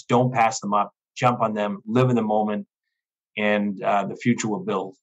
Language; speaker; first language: English; native; English